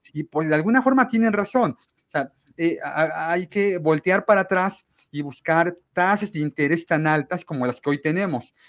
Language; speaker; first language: Spanish; native; Spanish